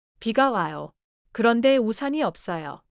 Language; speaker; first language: Korean; non-native, learner; English